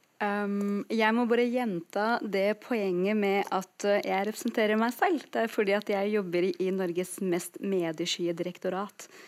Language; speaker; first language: Norwegian; non-native, fluent; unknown